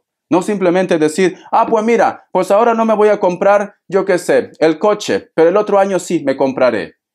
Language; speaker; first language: Spanish; native; Spanish